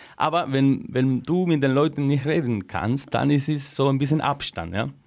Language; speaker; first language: German; non-native, fluent; Spanish